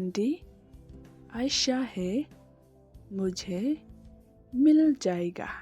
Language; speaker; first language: Hindi; non-native, local second language; Khasi